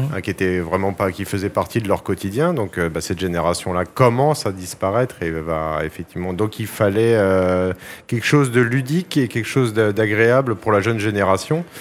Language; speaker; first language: French; native; French